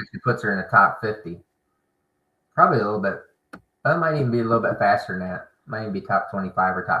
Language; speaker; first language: English; native; English